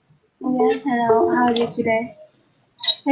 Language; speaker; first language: English; non-native, learner; Vietnamese